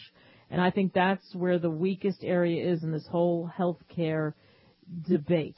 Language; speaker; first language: English; native; English